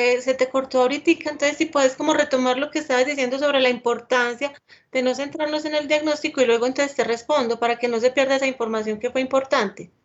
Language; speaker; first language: Spanish; native; Spanish